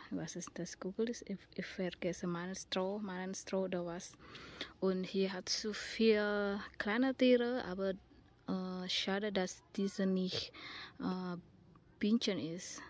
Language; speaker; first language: German; non-native, learner; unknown